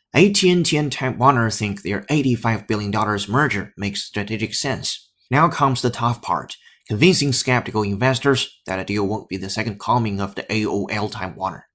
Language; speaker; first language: English; non-native, fluent; Chinese